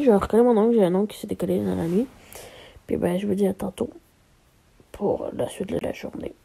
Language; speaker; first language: French; native; French